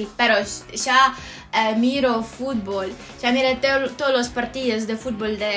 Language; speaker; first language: Spanish; non-native, fluent; Ukrainian